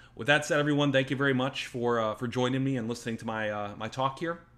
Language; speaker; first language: English; native; English